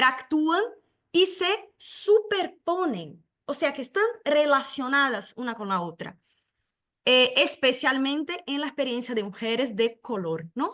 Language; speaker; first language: Spanish; non-native, fluent; Portuguese